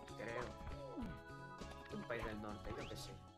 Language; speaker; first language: Spanish; native; Spanish